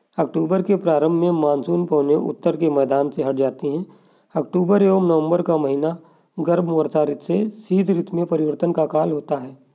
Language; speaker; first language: Hindi; native; Hindi